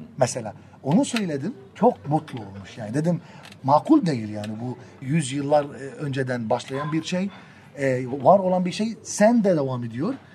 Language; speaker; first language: Turkish; non-native, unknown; Arabic